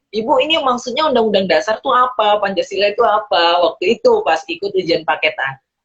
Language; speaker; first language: Indonesian; early bilingual, heritage; Indonesian